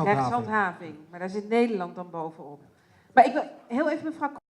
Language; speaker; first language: Dutch; native; Dutch